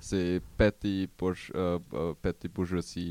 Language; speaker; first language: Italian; non-native, learner; German